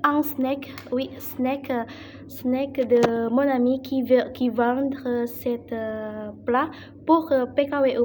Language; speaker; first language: French; non-native, learner; Indonesian